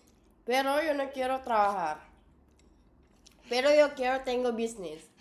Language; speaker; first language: Spanish; non-native, learner; English